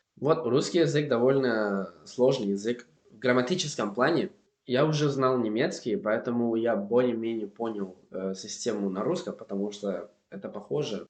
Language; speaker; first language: Russian; non-native, fluent; Spanish